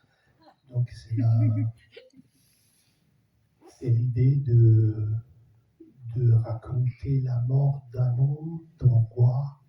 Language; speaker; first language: French; non-native, fluent; Italian